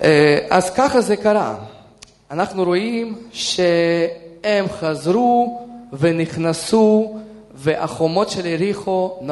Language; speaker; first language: Hebrew; non-native, fluent; Russian